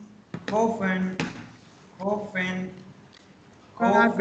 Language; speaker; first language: German; non-native, learner; Hindi